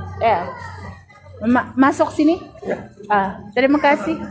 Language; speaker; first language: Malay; non-native, learner; Filipino